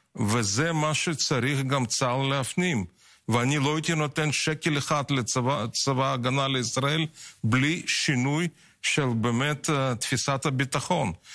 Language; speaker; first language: Hebrew; non-native, fluent; Russian